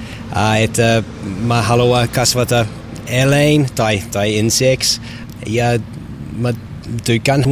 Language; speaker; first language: Finnish; non-native, learner; English